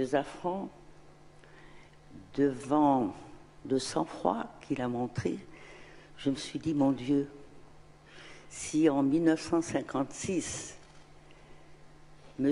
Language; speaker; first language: French; non-native, local second language; Arabic